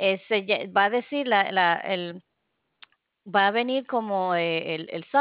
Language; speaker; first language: Spanish; non-native, fluent; English